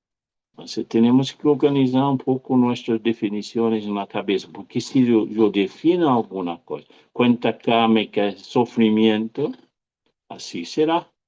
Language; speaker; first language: Spanish; non-native, fluent; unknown